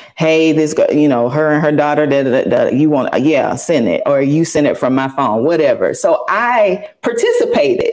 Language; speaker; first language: English; native; English